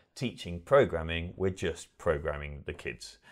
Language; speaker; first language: English; native; English